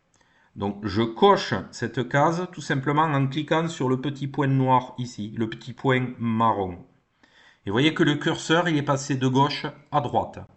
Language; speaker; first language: French; native; French